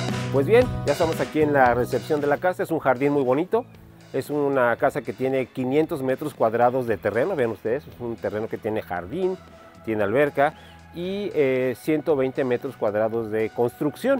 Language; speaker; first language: Spanish; native; Spanish